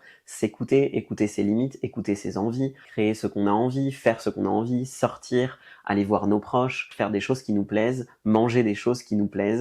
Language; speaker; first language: French; native; French